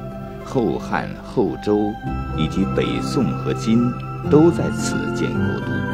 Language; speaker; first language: Chinese; native; Chinese